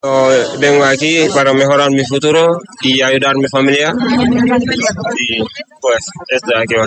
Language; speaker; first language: Spanish; non-native, learner; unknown